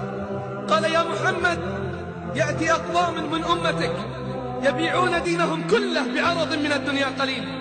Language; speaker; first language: Arabic; native; Arabic